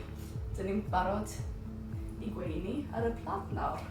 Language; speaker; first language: Welsh; non-native, learner; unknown